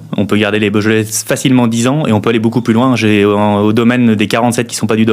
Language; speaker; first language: French; native; French